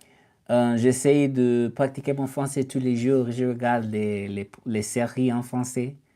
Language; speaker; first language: French; non-native, learner; English